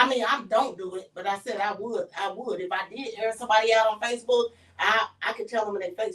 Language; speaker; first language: English; native; English